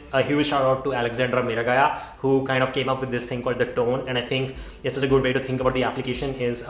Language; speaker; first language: English; non-native, local second language; Hindi